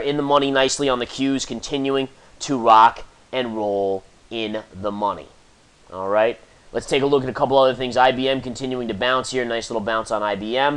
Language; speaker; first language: English; native; English